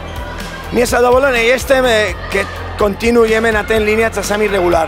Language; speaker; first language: Polish; non-native, learner; Spanish